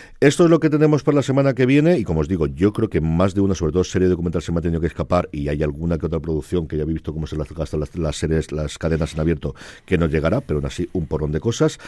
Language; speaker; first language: Spanish; native; Spanish